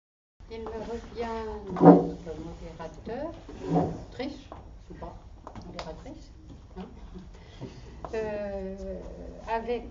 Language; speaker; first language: French; native; French